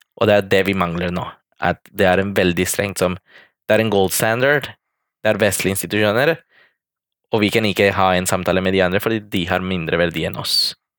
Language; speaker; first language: Norwegian; non-native, fluent; Spanish